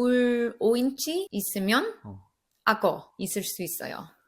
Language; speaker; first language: Korean; non-native, learner; English